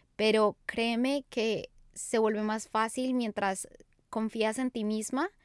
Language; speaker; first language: English; non-native, fluent; Spanish